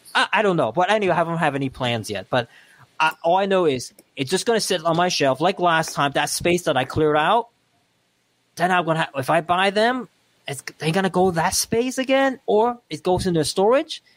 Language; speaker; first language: English; non-native, local second language; Cantonese